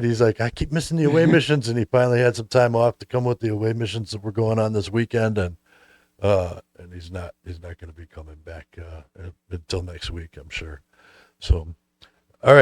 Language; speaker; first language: English; native; English